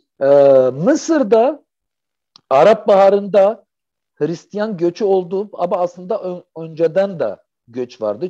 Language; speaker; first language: Turkish; non-native, fluent; Arabic